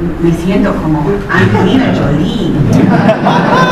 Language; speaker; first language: Spanish; non-native, fluent; English